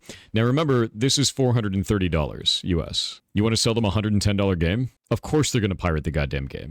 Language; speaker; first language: English; native; English